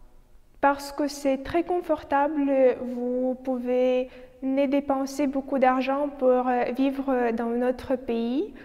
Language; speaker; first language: French; non-native, learner; Ukrainian